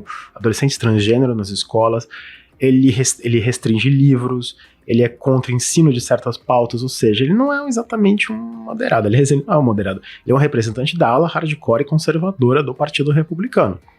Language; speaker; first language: Portuguese; native; Portuguese